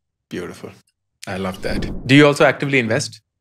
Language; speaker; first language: English; non-native, local second language; Hindi